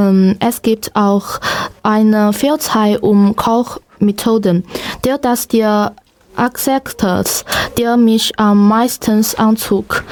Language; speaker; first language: German; non-native, learner; Chinese